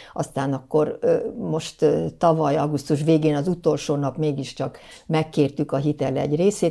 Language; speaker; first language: Hungarian; native; Hungarian